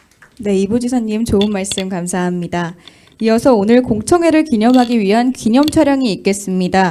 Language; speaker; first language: Korean; native; Korean